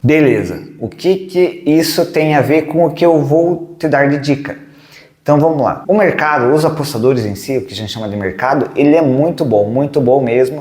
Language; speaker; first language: Portuguese; native; Portuguese